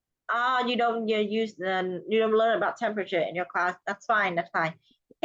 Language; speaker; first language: English; non-native, fluent; Vietnamese